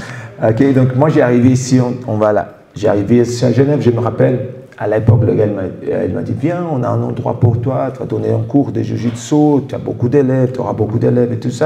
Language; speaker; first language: French; non-native, fluent; Portuguese